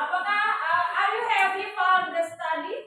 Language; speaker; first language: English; non-native, learner; Indonesian